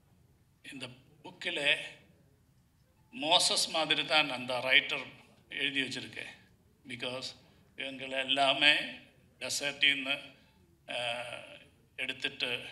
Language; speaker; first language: Tamil; non-native, learner; Malayalam